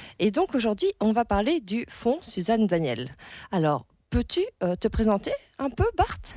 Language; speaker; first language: French; native; French